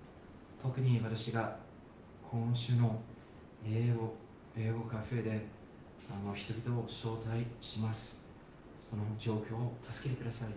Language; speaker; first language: Japanese; non-native, fluent; English